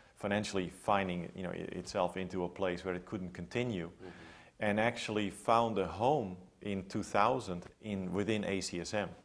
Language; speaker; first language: English; non-native, fluent; Dutch